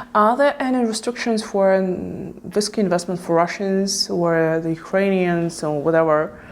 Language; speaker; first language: English; non-native, fluent; Russian